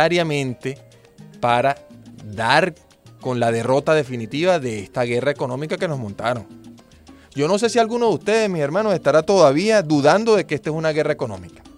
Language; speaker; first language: Spanish; native; Spanish